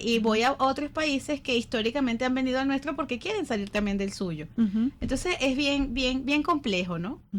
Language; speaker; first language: Spanish; native; Spanish